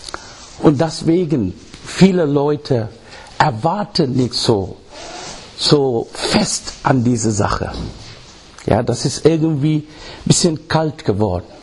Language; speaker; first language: German; non-native, learner; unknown